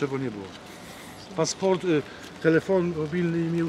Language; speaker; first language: Russian; non-native, learner; Polish